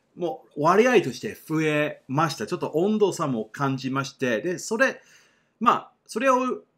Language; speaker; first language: Japanese; non-native, fluent; English